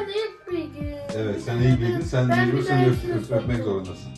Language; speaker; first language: Turkish; early bilingual, heritage; Turkish